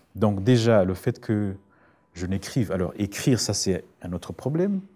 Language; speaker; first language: French; non-native, local second language; Rundi